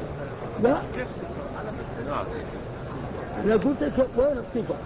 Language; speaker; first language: Arabic; native; Arabic